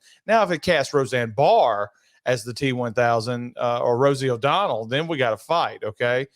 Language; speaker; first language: English; native; English